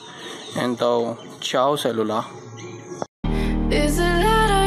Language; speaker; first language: Portuguese; non-native, learner; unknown